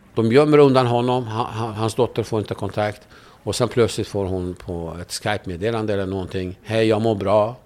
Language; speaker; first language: Swedish; non-native, fluent; Kurdish